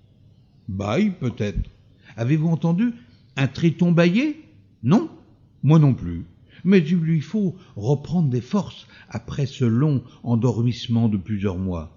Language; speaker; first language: French; native; French